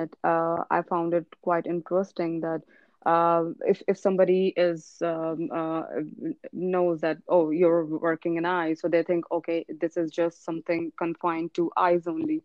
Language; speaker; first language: English; non-native, local second language; Urdu